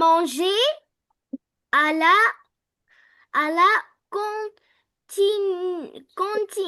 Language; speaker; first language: French; non-native, learner; Arabic